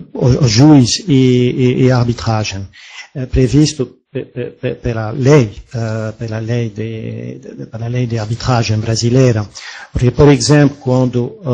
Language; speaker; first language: Portuguese; non-native, fluent; French